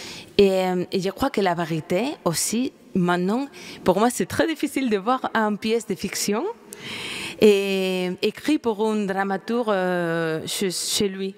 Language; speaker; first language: French; non-native, fluent; Spanish